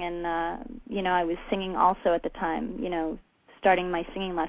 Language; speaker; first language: English; native; English